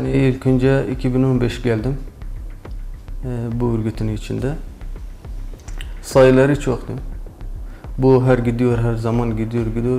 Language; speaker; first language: Turkish; non-native, learner; Kurdish